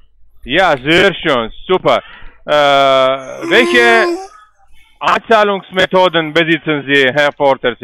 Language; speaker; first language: German; non-native, learner; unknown